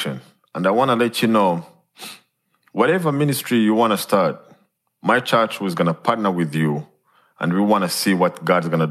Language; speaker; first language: English; non-native, local second language; Kinyarwanda